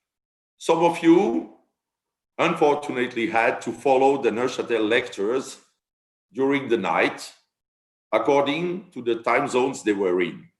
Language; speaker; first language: English; non-native, fluent; French